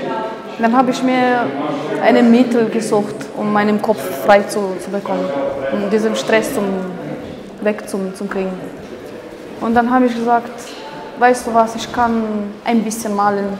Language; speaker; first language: German; non-native, fluent; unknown